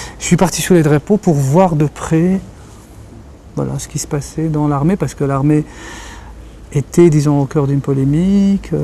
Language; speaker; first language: French; non-native, local second language; Kabyle